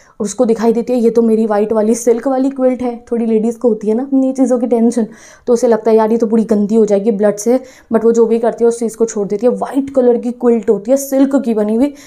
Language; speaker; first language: Hindi; non-native, local second language; Punjabi